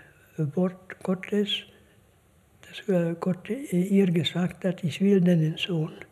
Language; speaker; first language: German; non-native, fluent; Hungarian